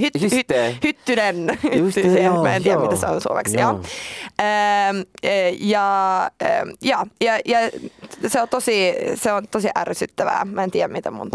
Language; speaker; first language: Finnish; non-native, local second language; Swedish